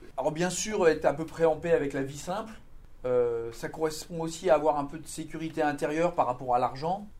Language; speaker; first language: French; native; French